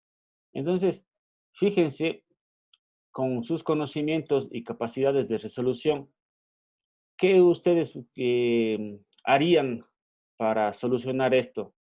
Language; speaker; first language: Spanish; native; Spanish